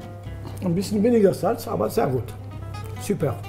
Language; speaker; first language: German; non-native, learner; French